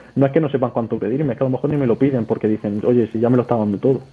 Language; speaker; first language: Spanish; native; Spanish